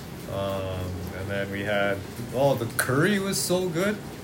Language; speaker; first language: English; native; English